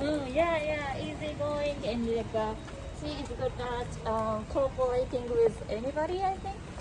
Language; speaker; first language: English; non-native, fluent; Japanese